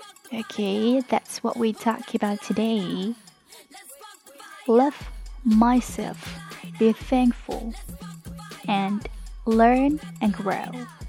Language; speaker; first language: English; non-native, fluent; Chinese